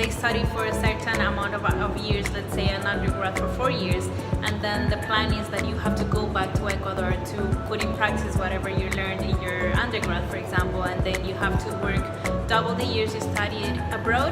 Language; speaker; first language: English; non-native, fluent; Spanish